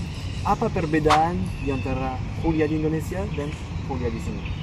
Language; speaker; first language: Indonesian; non-native, fluent; French